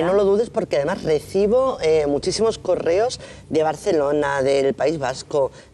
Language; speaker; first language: Spanish; native; Spanish